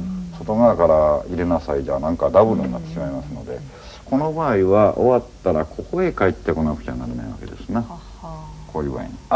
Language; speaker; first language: Japanese; native; Japanese